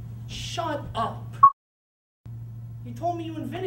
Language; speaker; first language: English; native; English